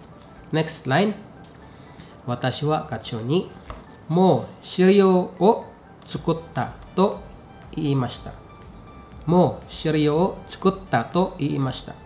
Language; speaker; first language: Japanese; non-native, fluent; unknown